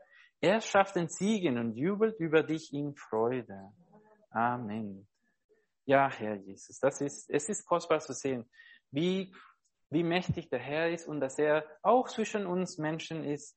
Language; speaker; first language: German; non-native, fluent; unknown